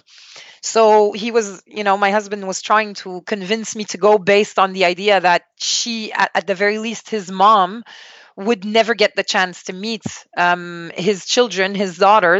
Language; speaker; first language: English; non-native, fluent; French